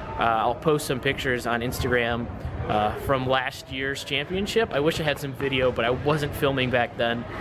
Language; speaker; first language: English; native; English